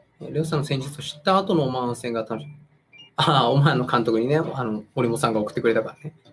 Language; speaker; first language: Japanese; native; Japanese